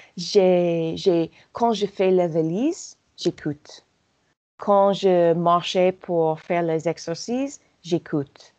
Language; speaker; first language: French; non-native, learner; English